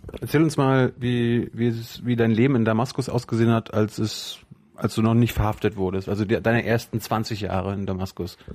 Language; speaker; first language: German; native; German